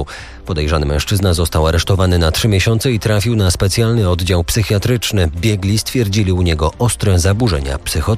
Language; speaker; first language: Polish; native; Polish